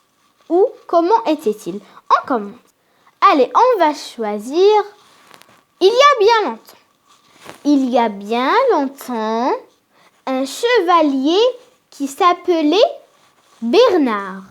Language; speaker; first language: French; non-native, local second language; Arabic